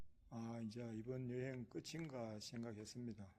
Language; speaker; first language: Korean; native; Korean